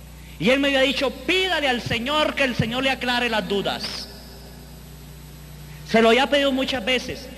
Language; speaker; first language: Spanish; native; Spanish